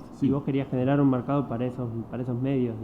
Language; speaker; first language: Spanish; native; Spanish